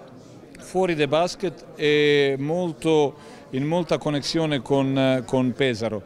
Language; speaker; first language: Italian; non-native, learner; Croatian